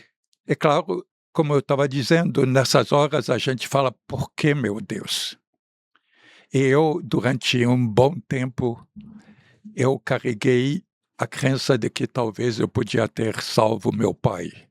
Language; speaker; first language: Portuguese; non-native, fluent; Arabic